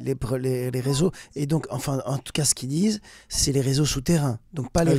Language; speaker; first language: French; native; French